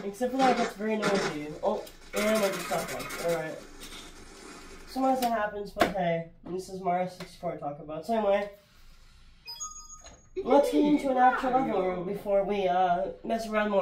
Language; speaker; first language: English; native; English